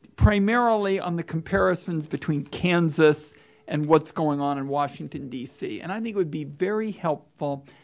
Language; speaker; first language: English; native; English